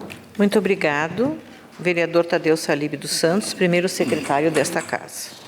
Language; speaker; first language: Portuguese; native; Portuguese